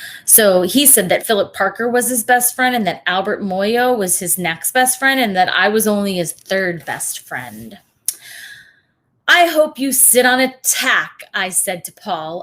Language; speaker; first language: English; native; English